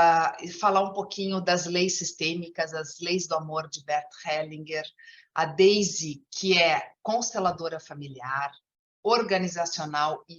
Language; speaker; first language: Portuguese; native; Portuguese